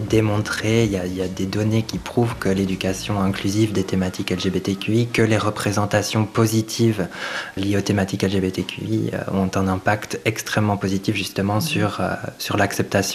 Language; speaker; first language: French; native; French